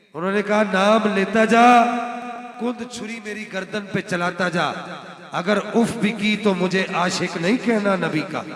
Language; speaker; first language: Urdu; non-native, local second language; Punjabi